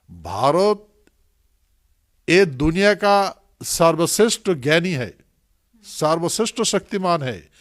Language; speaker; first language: Hindi; non-native, local second language; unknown